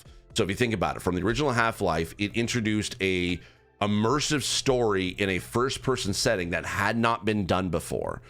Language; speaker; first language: English; native; English